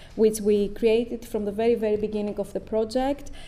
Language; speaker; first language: English; non-native, fluent; Greek